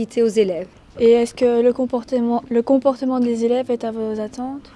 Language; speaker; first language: French; native; French